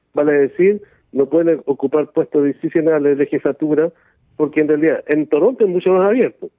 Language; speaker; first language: Spanish; native; Spanish